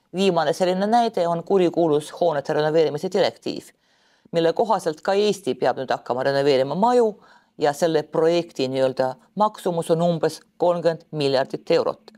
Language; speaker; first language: Estonian; non-native, local second language; Russian